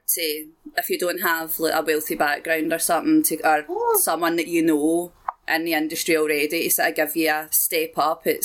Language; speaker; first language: English; native; English